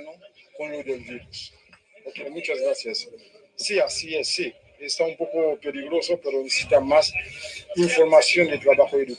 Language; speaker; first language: Spanish; non-native, fluent; Haitian Creole